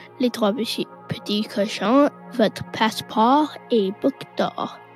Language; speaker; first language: French; non-native, learner; English